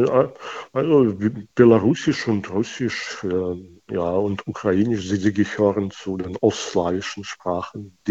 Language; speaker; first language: German; non-native, fluent; Russian